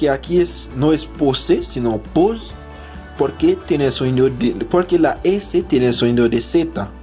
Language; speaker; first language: Spanish; non-native, fluent; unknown